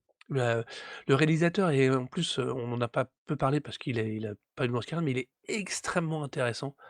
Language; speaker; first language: French; native; French